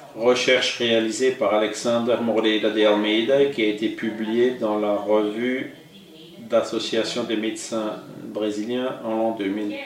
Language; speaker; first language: French; non-native, fluent; Portuguese